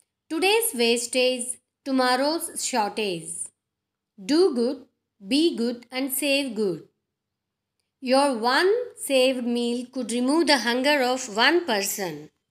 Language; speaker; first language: English; non-native, local second language; Telugu